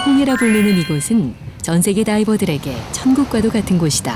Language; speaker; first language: Korean; native; Korean